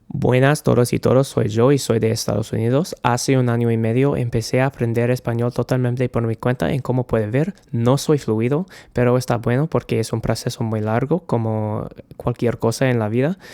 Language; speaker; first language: Spanish; non-native, learner; English